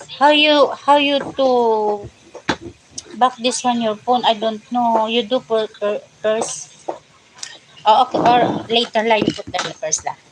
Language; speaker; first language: English; non-native, learner; Filipino